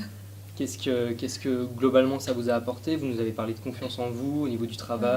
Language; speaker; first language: French; native; French